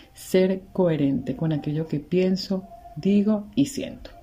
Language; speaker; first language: Spanish; native; Spanish